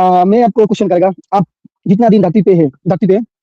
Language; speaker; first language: Hindi; native; Hindi